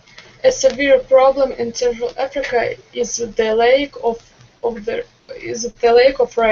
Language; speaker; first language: English; non-native, learner; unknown